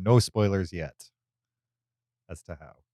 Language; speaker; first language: English; native; English